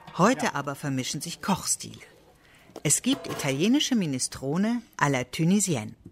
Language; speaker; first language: German; native; German